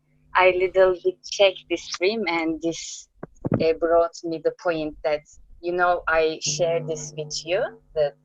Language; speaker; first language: English; non-native, learner; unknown